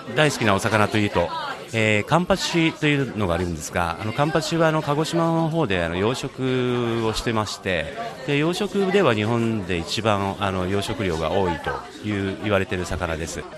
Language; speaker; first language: Japanese; native; Japanese